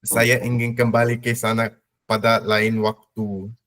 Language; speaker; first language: Indonesian; non-native, learner; English